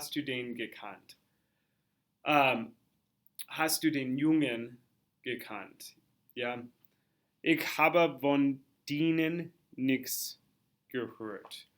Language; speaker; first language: German; non-native, fluent; English